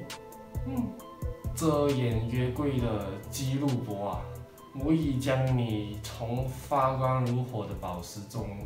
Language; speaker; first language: Chinese; native; Chinese